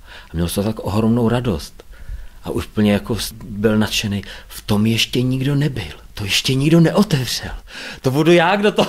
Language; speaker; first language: Czech; native; Czech